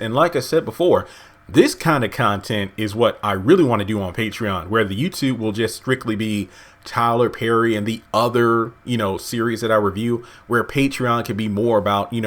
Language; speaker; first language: English; native; English